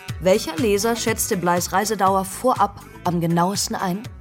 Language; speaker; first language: German; native; German